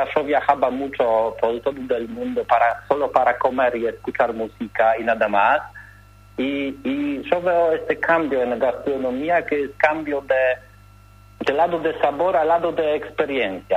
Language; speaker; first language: Spanish; non-native, learner; Polish